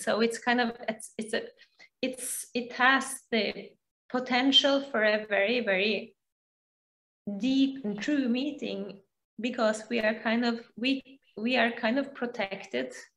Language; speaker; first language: English; non-native, fluent; Norwegian